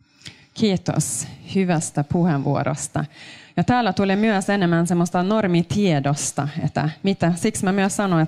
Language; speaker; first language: Finnish; non-native, local second language; Swedish